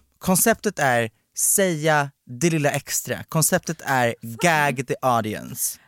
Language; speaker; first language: Swedish; native; Swedish